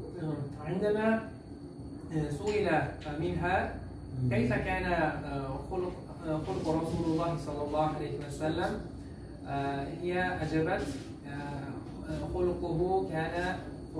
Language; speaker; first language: Arabic; non-native, learner; Uzbek